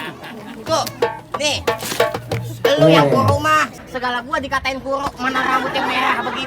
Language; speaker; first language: Indonesian; native; Indonesian